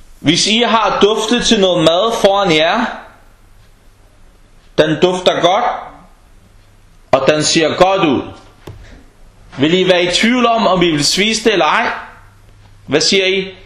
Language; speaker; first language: Danish; non-native, fluent; Arabic